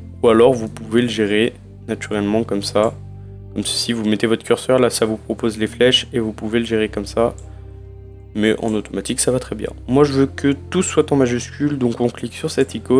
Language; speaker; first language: French; native; French